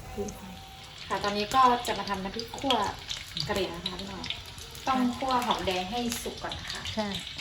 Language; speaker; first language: Thai; non-native, local second language; Shan